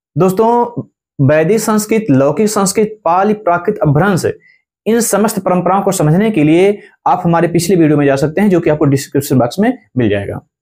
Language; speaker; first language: Hindi; native; Hindi